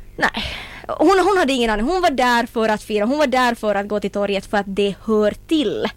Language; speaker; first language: Swedish; native; Swedish